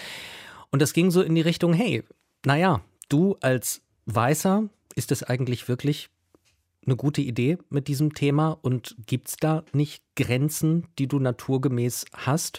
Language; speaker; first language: German; native; German